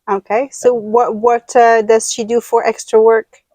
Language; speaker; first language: English; non-native, fluent; French